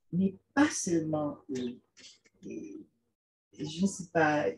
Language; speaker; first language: French; non-native, fluent; Spanish